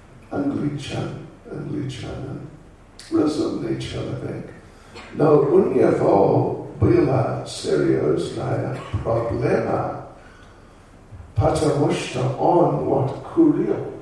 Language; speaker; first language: Russian; non-native, learner; English